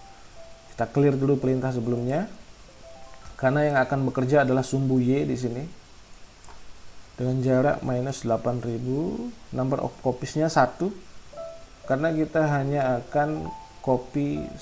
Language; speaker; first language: Indonesian; native; Indonesian